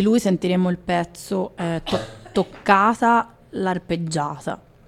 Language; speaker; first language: Italian; native; Italian